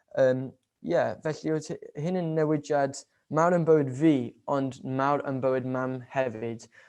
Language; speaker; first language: Welsh; non-native, local second language; English